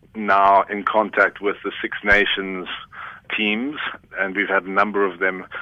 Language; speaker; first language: English; native; English